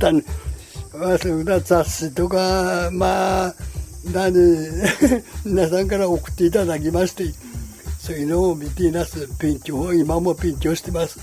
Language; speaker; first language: Japanese; native; Japanese